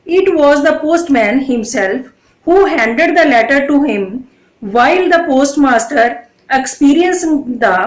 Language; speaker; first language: English; non-native, local second language; Punjabi